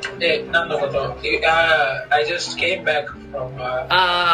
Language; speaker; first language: Japanese; non-native, learner; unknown